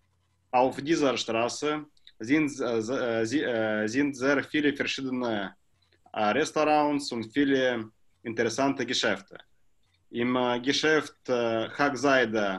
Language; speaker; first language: German; non-native, learner; Russian